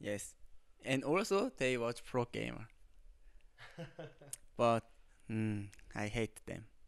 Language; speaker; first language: English; non-native, learner; Korean